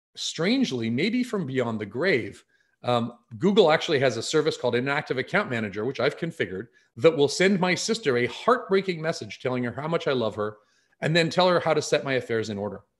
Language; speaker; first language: English; native; English